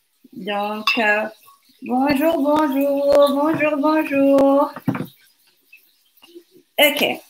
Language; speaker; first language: French; non-native, local second language; Lingala